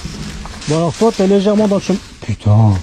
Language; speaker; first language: French; native; French